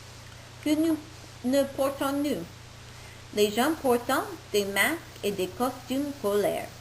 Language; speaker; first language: French; non-native, learner; English